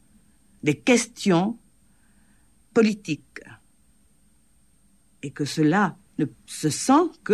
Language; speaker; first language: French; native; French